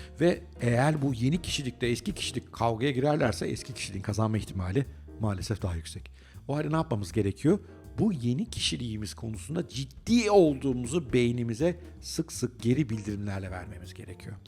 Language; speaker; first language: Turkish; native; Turkish